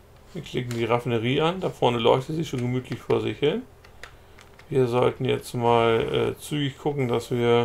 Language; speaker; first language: German; native; German